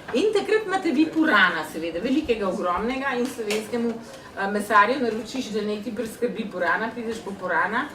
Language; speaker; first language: Slovenian; native; Slovenian